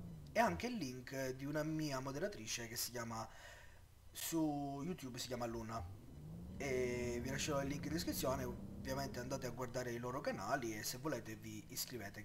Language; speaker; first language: Italian; native; Italian